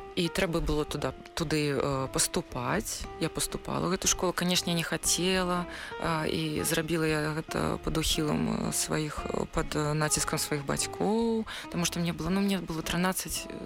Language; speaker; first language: Belarusian; non-native, local second language; Russian